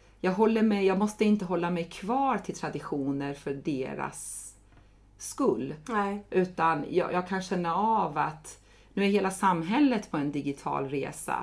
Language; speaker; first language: Swedish; non-native, fluent; Persian